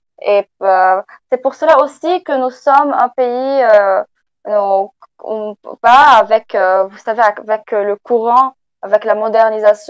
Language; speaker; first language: French; non-native, local second language; Arabic